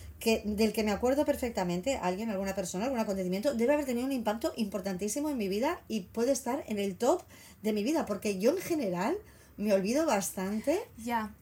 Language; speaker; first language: Spanish; native; Spanish